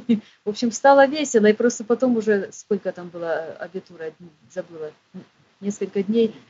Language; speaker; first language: Russian; native; Russian